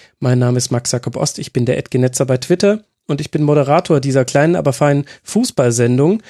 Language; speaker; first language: German; native; German